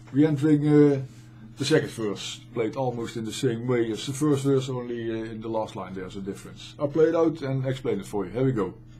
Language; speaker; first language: English; non-native, fluent; Dutch